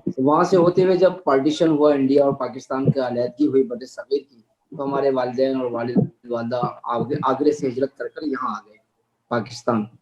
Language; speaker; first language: Urdu; native; Urdu